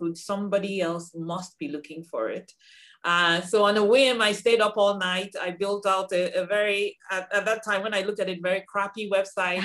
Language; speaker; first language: English; non-native, local second language; Igbo